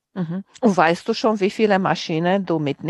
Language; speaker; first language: German; non-native, fluent; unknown